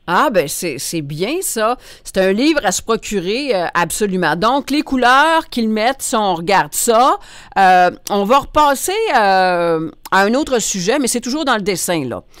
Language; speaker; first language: French; native; French